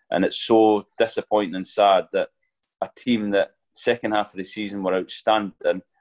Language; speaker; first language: English; native; English